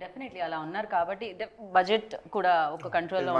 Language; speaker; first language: Telugu; native; Telugu